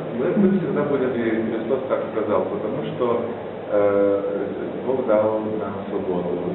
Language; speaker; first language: Russian; non-native, fluent; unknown